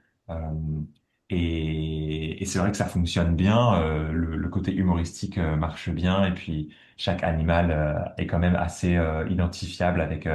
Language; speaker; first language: French; native; French